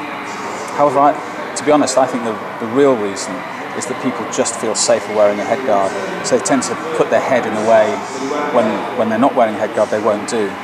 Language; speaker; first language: English; native; English